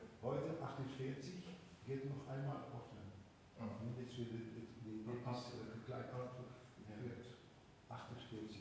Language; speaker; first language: German; non-native, learner; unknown